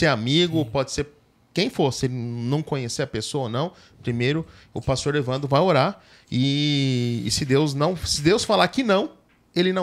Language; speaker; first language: Portuguese; native; Portuguese